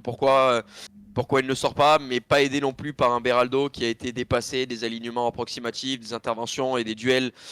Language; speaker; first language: French; native; French